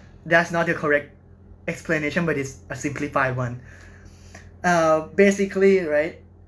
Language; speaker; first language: English; non-native, fluent; Thai